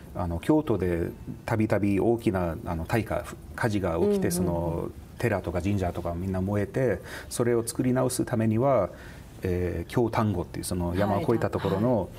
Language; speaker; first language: Japanese; non-native, fluent; English